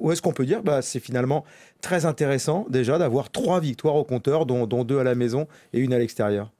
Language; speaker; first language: French; native; French